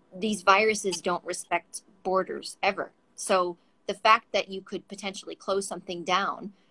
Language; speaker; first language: English; native; English